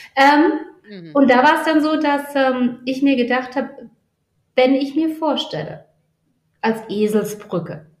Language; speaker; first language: German; native; German